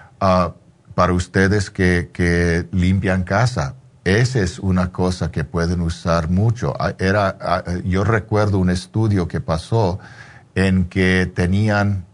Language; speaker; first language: Spanish; early bilingual, heritage; English